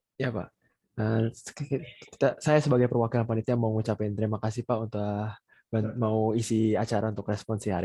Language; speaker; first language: Indonesian; native; Indonesian